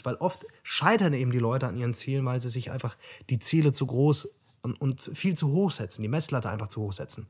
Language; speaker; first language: German; native; German